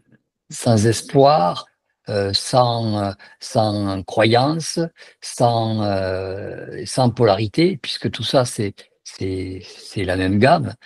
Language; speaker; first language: French; native; French